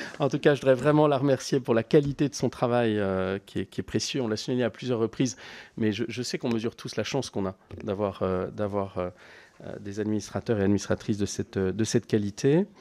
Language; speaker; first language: French; native; French